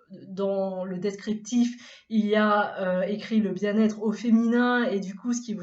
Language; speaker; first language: French; native; French